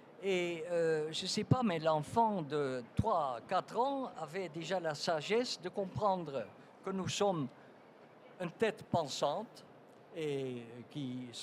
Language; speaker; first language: French; non-native, fluent; Dutch